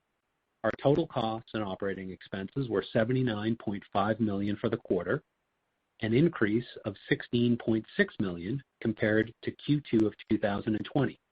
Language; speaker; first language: English; native; English